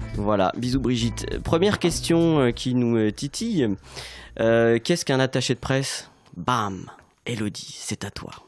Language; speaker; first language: French; native; French